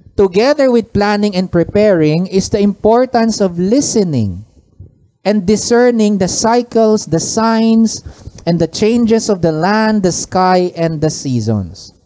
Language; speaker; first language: English; non-native, local second language; Filipino